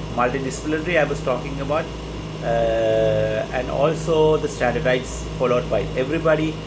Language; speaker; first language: English; non-native, local second language; Sinhala